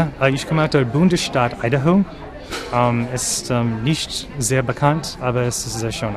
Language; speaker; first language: German; non-native, learner; English